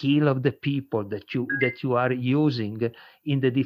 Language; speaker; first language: English; non-native, fluent; Italian